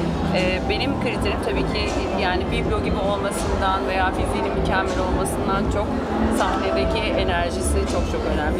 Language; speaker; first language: Turkish; native; Turkish